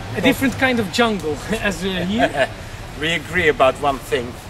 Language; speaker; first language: English; non-native, fluent; Dutch